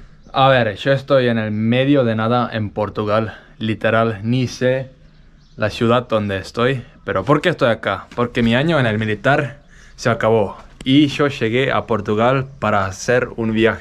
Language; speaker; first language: Spanish; non-native, fluent; Estonian